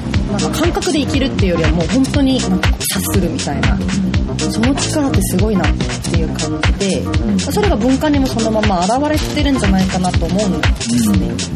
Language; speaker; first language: Japanese; non-native, fluent; Korean